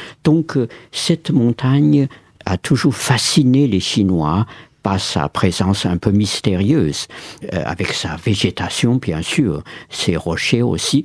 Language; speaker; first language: French; non-native, fluent; Chinese